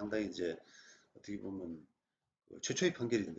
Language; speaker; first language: Korean; native; Korean